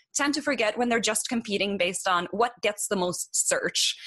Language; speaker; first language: English; non-native, fluent; Norwegian